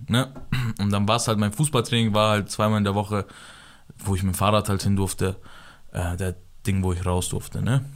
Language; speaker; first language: German; early bilingual, other home language; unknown